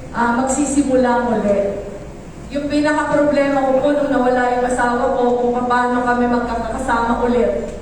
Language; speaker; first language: Filipino; non-native, local second language; Bikol